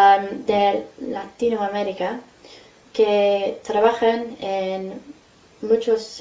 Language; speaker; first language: Spanish; non-native, fluent; English